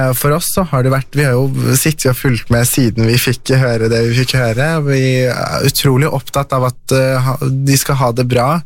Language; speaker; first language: Norwegian; early bilingual, other home language; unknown